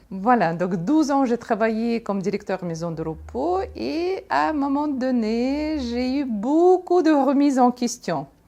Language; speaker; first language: French; non-native, fluent; Russian